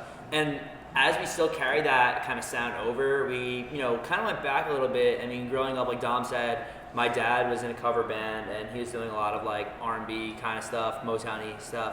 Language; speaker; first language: English; native; English